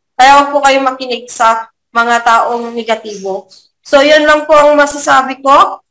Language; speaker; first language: Filipino; native; Filipino